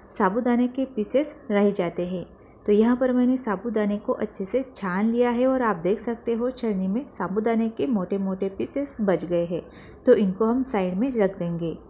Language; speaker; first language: Hindi; non-native, local second language; Marathi